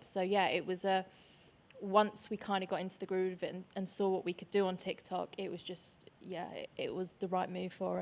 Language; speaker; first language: English; native; English